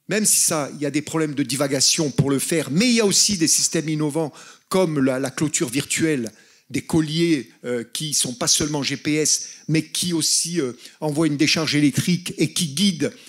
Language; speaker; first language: French; native; French